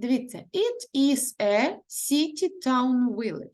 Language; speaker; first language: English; non-native, learner; Ukrainian